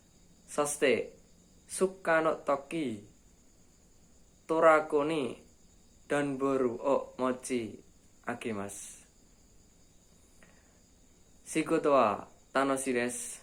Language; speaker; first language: Japanese; non-native, learner; Indonesian